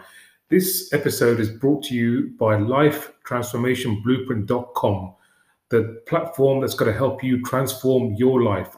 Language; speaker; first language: English; native; English